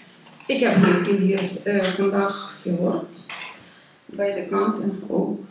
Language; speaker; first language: Dutch; non-native, learner; Ukrainian